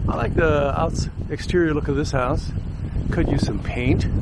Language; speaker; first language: English; native; English